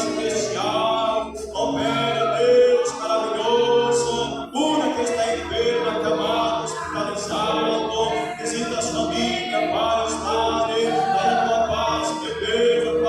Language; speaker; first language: Portuguese; native; Portuguese